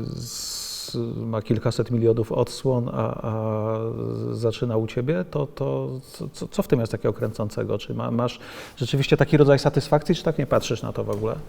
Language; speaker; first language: Polish; native; Polish